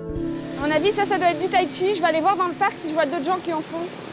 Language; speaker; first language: French; native; French